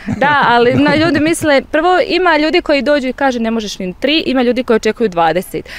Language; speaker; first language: Croatian; native; Croatian